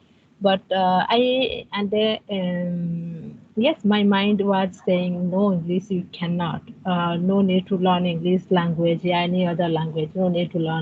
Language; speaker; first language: English; non-native, learner; Odia